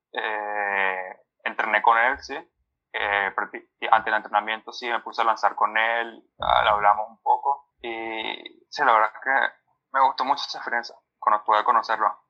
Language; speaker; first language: Spanish; native; Spanish